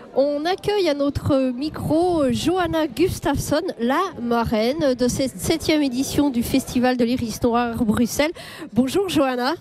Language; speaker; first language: French; native; French